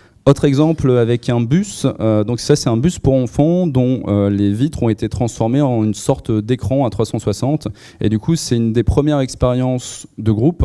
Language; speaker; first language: French; native; French